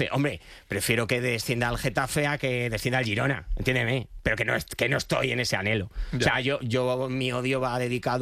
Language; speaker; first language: Spanish; native; Spanish